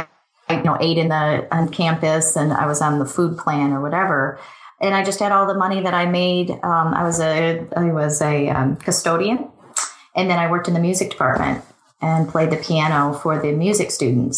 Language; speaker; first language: English; native; English